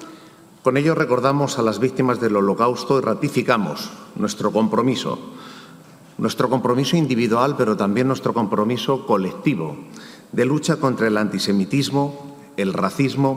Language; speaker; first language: Spanish; native; Spanish